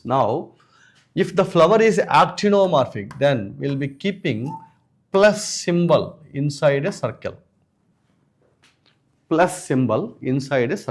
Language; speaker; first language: English; non-native, local second language; Telugu